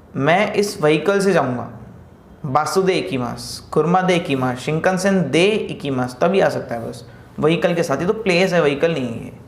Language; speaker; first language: Hindi; native; Hindi